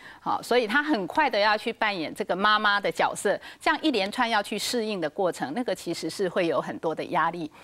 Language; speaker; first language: Chinese; native; Chinese